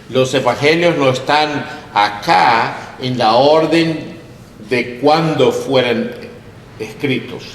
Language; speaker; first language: Spanish; non-native, learner; English